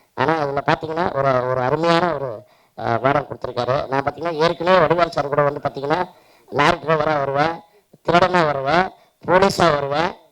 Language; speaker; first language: Tamil; native; Tamil